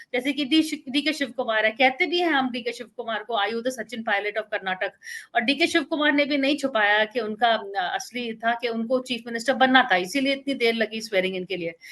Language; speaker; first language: Hindi; native; Hindi